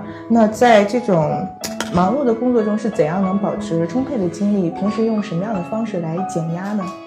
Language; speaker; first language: Chinese; native; Chinese